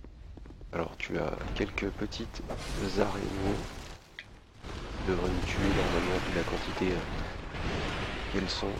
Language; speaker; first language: French; native; French